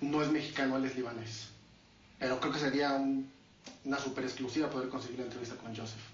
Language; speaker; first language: Spanish; native; Spanish